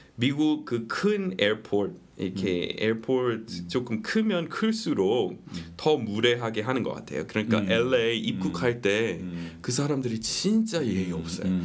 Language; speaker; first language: Korean; non-native, fluent; English